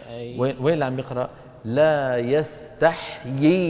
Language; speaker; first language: Arabic; native; Arabic